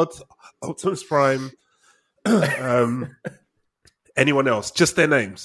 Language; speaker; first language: English; native; English